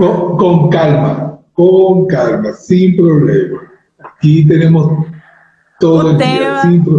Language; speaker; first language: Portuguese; non-native, learner; Spanish